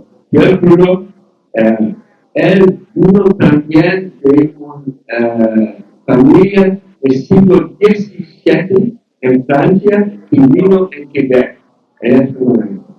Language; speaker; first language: Spanish; non-native, learner; English